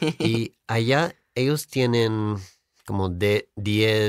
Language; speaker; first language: Spanish; non-native, fluent; English